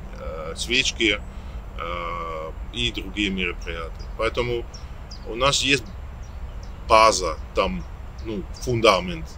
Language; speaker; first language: Russian; non-native, learner; Dutch